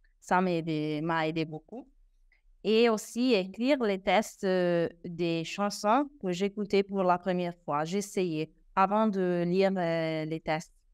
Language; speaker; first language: French; non-native, fluent; Italian